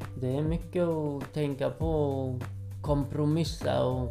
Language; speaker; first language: Swedish; non-native, fluent; Kurdish